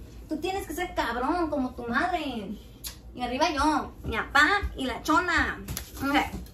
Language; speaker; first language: Spanish; early bilingual, heritage; Spanish